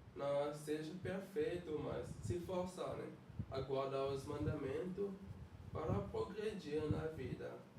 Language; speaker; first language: Portuguese; non-native, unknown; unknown